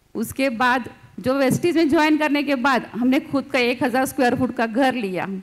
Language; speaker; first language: Hindi; non-native, local second language; Gujarati